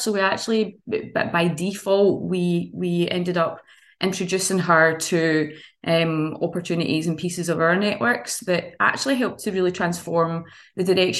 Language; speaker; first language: English; native; English